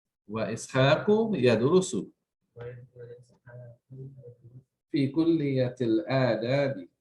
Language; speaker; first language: Arabic; non-native, fluent; English